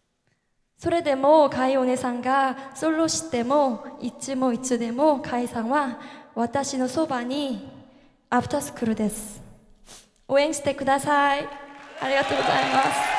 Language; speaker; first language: Japanese; non-native, learner; Korean